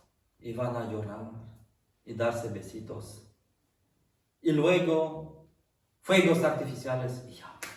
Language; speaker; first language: Spanish; non-native, fluent; French